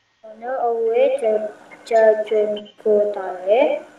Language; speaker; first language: Korean; non-native, learner; Indonesian